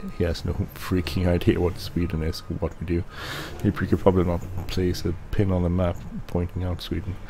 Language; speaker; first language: English; non-native, fluent; Swedish